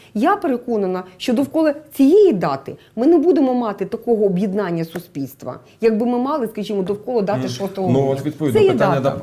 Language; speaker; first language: Ukrainian; native; Ukrainian